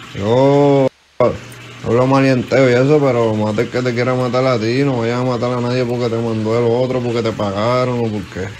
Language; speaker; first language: Spanish; native; Spanish